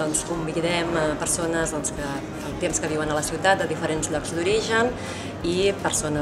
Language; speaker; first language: Catalan; native; Catalan